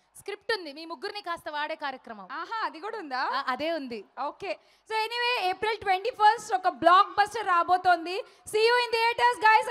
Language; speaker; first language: Telugu; native; Telugu